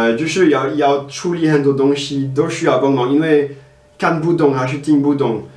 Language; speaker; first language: Chinese; non-native, fluent; French